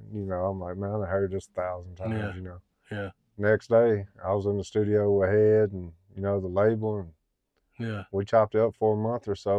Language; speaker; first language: English; native; English